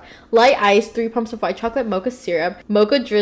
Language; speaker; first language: English; native; English